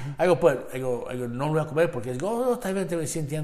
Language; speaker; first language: Spanish; early bilingual, heritage; Spanish